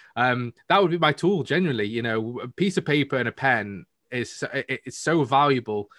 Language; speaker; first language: English; native; English